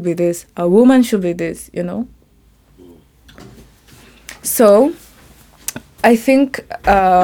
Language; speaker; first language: English; non-native, local second language; Meru